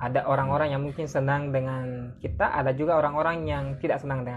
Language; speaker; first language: Indonesian; non-native, local second language; Buginese